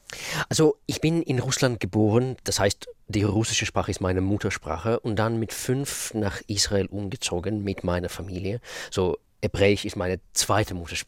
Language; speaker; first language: German; non-native, fluent; Russian